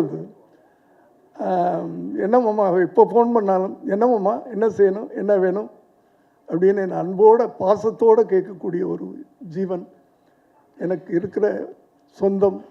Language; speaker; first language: Tamil; native; Tamil